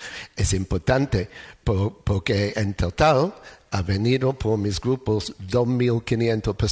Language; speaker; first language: Spanish; non-native, learner; English